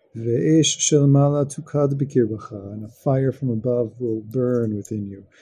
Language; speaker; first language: English; native; English